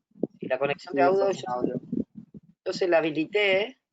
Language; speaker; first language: Spanish; native; Spanish